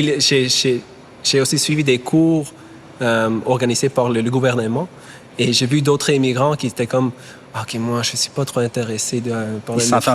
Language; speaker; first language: French; non-native, fluent; German